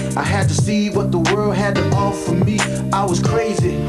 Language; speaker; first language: English; native; English